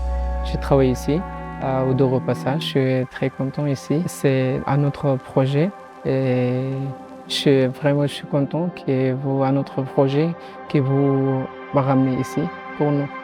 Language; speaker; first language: French; non-native, learner; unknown